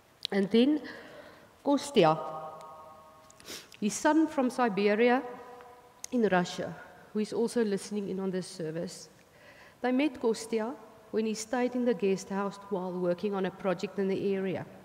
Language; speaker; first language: English; non-native, local second language; Afrikaans